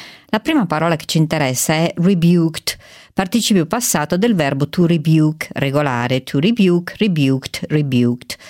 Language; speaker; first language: Italian; native; Italian